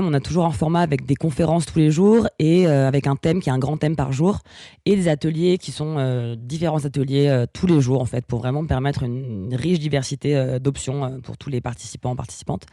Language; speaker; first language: French; native; French